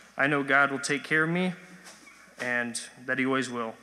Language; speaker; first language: English; native; English